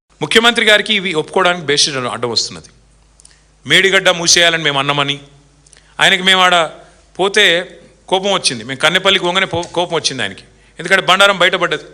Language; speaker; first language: Telugu; native; Telugu